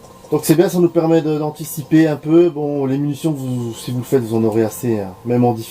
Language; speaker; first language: French; native; French